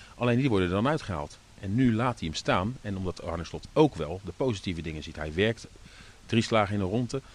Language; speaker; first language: Dutch; native; Dutch